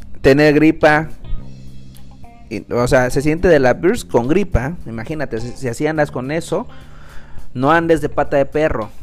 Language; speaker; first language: Spanish; native; Spanish